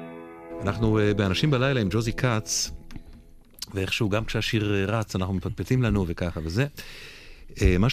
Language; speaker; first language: Hebrew; native; Hebrew